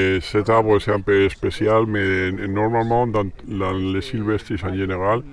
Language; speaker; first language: French; non-native, learner; Spanish